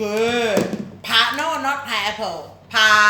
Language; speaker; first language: English; non-native, fluent; Thai